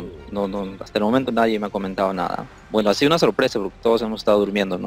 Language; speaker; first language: Spanish; native; Spanish